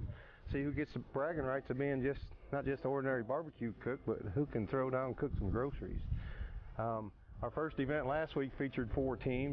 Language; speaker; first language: English; native; English